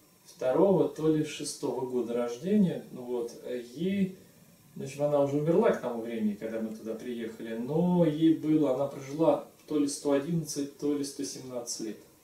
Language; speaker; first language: Russian; native; Russian